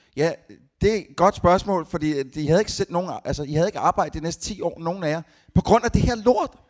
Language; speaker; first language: Danish; native; Danish